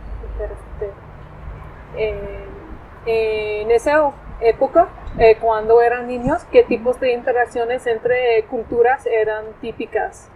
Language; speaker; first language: Spanish; non-native, fluent; English